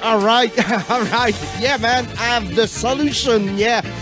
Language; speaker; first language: English; non-native, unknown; French